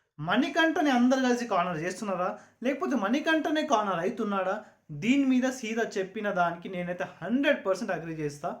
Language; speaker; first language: Telugu; non-native, local second language; Urdu